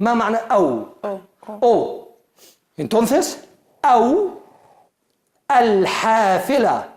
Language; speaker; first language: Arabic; non-native, fluent; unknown